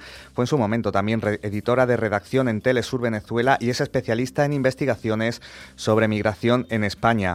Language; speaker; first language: Spanish; native; Spanish